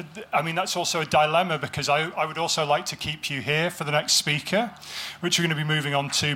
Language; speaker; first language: English; native; English